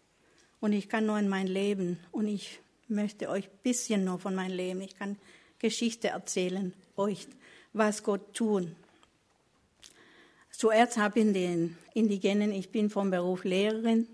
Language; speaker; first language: German; non-native, learner; Spanish